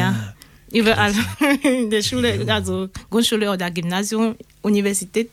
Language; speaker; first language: German; non-native, learner; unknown